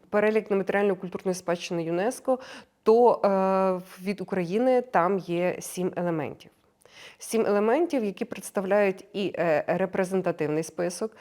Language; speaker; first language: Ukrainian; native; Ukrainian